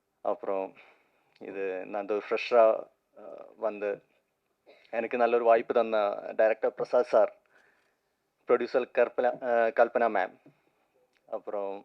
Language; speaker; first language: Tamil; non-native, learner; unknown